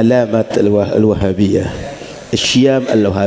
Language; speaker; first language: Arabic; non-native, fluent; Indonesian